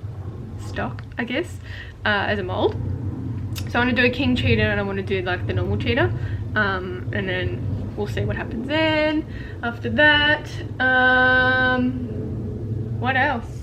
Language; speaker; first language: English; native; English